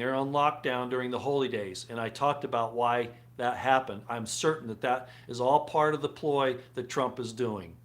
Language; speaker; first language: English; native; English